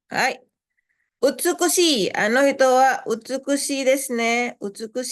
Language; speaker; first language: Japanese; non-native, fluent; Indonesian